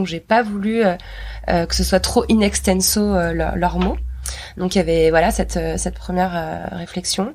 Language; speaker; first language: French; native; French